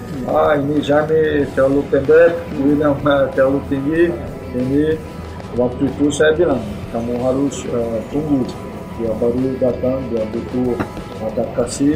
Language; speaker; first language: Indonesian; non-native, fluent; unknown